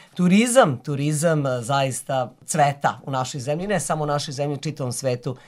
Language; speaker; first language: Serbian; native; Serbian